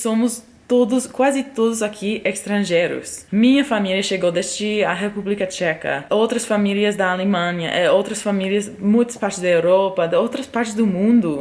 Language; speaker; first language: Portuguese; non-native, fluent; English